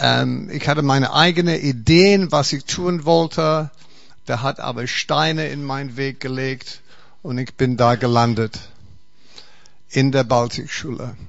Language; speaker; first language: German; non-native, fluent; English